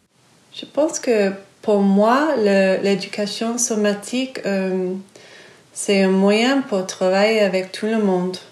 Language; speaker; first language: French; non-native, fluent; English